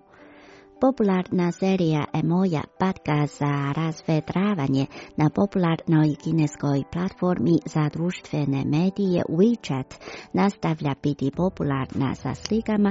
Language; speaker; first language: Croatian; non-native, fluent; Chinese